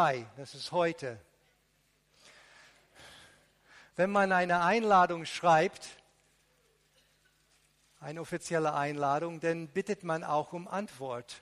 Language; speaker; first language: German; non-native, fluent; Arabic